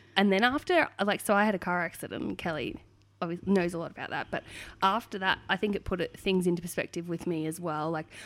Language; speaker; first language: English; native; English